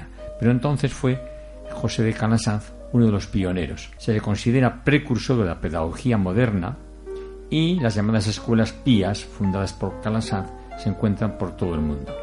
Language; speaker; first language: Spanish; native; Spanish